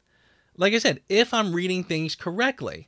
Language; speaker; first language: English; native; English